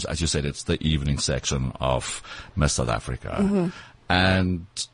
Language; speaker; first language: English; non-native, local second language; Afrikaans